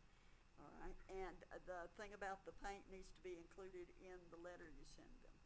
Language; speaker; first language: English; native; English